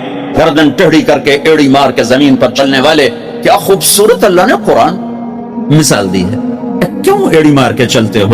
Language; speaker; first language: Hindi; non-native, local second language; Punjabi